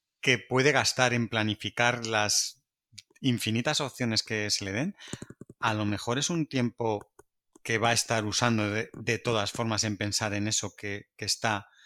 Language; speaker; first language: Spanish; native; Spanish